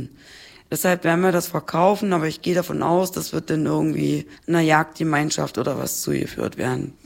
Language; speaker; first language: German; native; German